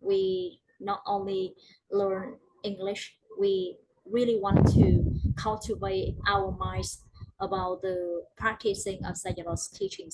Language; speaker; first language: English; non-native, learner; Vietnamese